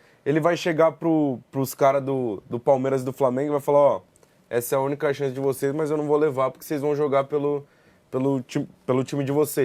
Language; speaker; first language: Portuguese; native; Portuguese